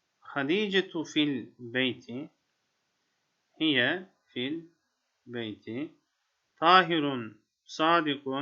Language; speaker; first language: Arabic; non-native, fluent; Turkish